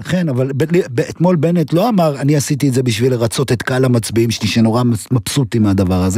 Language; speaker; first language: Hebrew; native; Hebrew